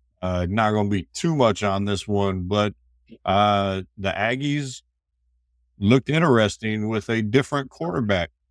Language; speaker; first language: English; native; English